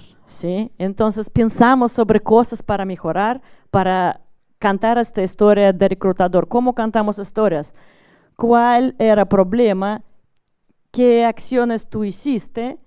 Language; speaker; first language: Spanish; non-native, learner; Russian